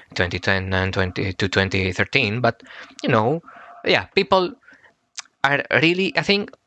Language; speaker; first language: English; non-native, fluent; Greek